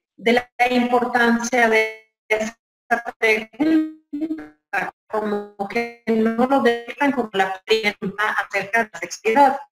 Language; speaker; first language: Spanish; non-native, fluent; Swedish